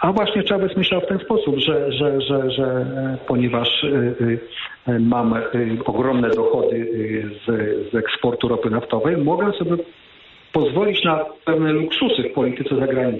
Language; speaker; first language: Polish; native; Polish